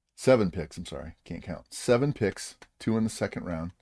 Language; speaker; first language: English; native; English